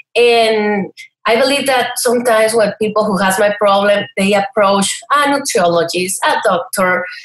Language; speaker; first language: English; non-native, fluent; Spanish